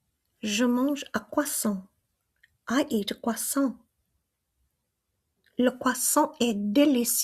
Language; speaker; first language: French; non-native, learner; English